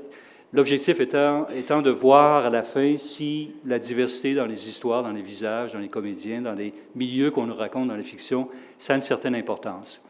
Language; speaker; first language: French; native; French